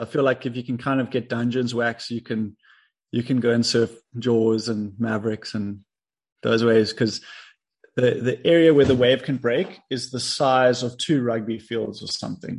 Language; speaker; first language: English; native; English